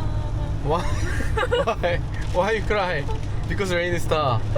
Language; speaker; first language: English; non-native, learner; Korean